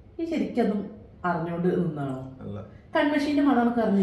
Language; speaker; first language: Malayalam; native; Malayalam